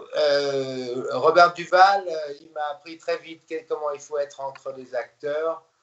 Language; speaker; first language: French; non-native, fluent; English